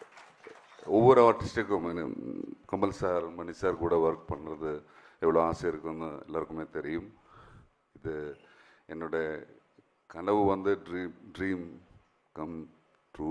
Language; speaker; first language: Tamil; non-native, learner; Malayalam